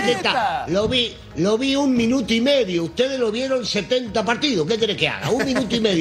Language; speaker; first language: Spanish; native; Spanish